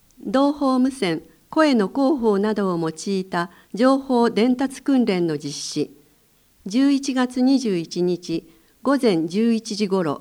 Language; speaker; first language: Japanese; native; Japanese